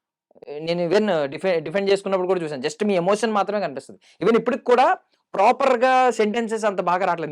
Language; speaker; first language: Telugu; native; Telugu